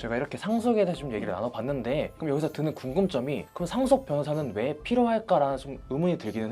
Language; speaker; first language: Korean; native; Korean